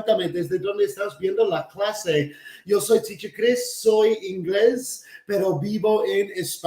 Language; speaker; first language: Spanish; non-native, fluent; English